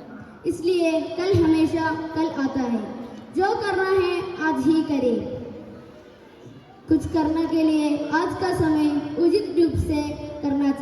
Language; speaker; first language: Hindi; non-native, local second language; Malayalam